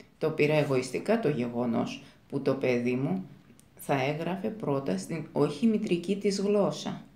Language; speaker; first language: Greek; non-native, fluent; Georgian